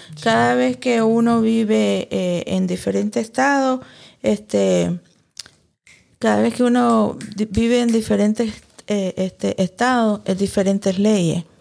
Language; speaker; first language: Spanish; early bilingual, heritage; Spanish